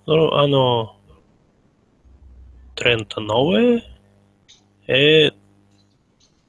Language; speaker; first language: Italian; non-native, learner; Russian